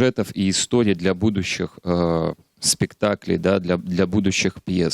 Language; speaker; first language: Russian; native; Russian